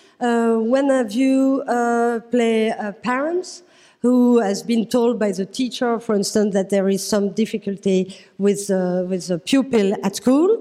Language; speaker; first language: English; non-native, fluent; French